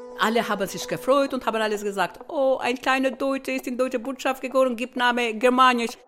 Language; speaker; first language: German; non-native, learner; Albanian